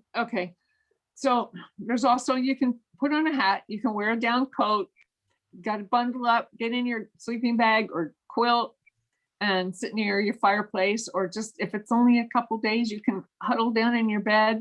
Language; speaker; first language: English; native; English